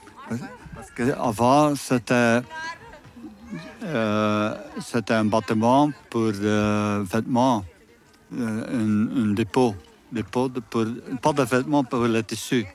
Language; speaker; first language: French; non-native, learner; Dutch